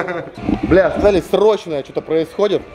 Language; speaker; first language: Russian; non-native, fluent; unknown